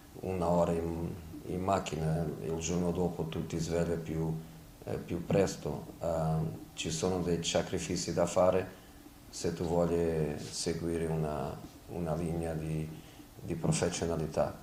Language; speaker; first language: Italian; non-native, fluent; Portuguese